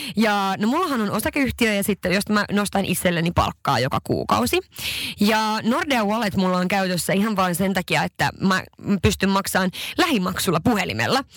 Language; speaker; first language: Finnish; early bilingual, heritage; Finnish